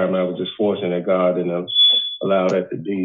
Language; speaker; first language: English; native; English